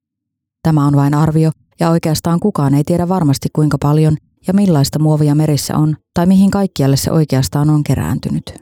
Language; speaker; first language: Finnish; native; Finnish